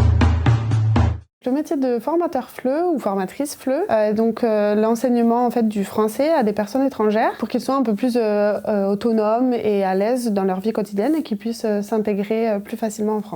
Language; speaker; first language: French; native; French